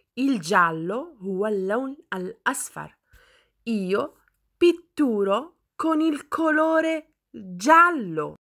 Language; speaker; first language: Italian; non-native, fluent; Arabic